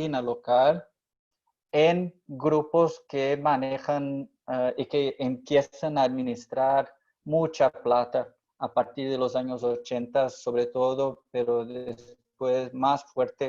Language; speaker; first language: Spanish; non-native, fluent; Portuguese